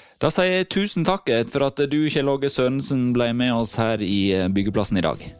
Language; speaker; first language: Norwegian; native; Norwegian